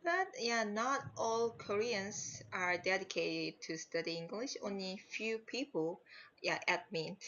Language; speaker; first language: English; non-native, learner; Korean